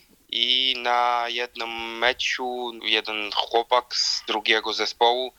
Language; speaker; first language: Polish; non-native, learner; Georgian